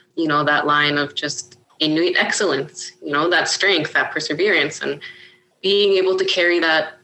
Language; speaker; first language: English; native; English